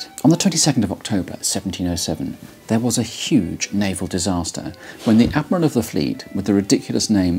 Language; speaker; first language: English; native; English